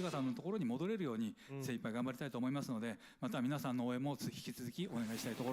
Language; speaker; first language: Japanese; native; Japanese